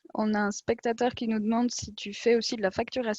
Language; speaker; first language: French; native; French